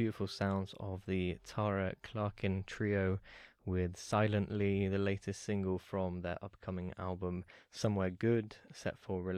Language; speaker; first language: English; native; English